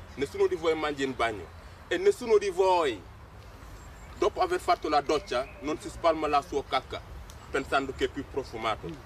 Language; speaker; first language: Italian; non-native, fluent; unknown